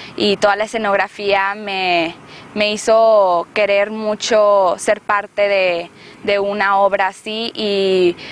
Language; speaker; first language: Spanish; native; Spanish